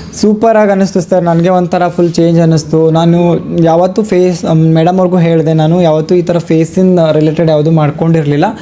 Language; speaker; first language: Kannada; native; Kannada